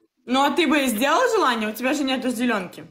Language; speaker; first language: Russian; native; Russian